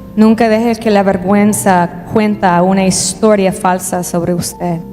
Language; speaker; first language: Spanish; native; Spanish